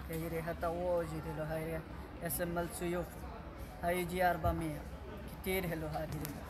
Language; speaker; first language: Arabic; non-native, learner; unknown